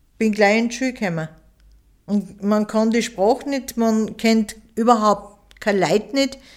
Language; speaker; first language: German; early bilingual, other home language; Turkish